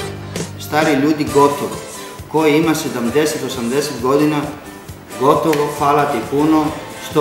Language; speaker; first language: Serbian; non-native, learner; Greek